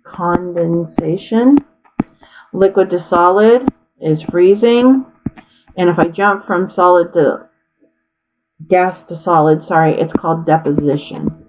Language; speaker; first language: English; native; English